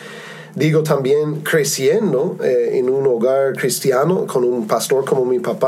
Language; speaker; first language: Spanish; non-native, fluent; English